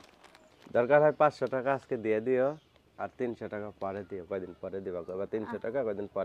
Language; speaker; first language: Bangla; native; Bangla